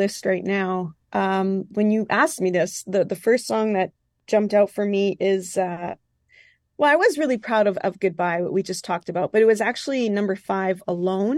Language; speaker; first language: English; non-native, fluent; French